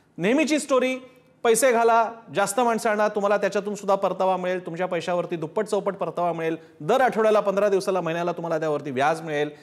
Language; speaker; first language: Marathi; native; Marathi